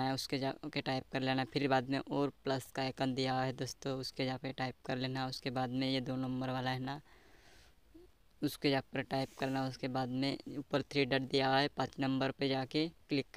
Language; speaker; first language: Hindi; native; Hindi